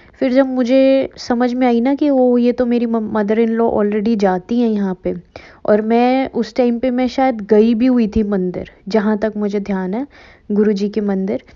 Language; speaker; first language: Hindi; native; Hindi